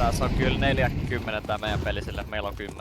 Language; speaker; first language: Finnish; native; Finnish